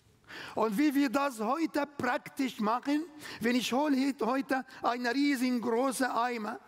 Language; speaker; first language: German; non-native, learner; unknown